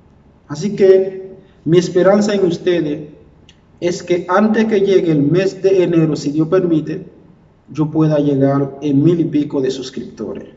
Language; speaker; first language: Spanish; non-native, fluent; Haitian Creole